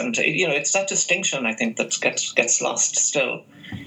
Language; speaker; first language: English; native; English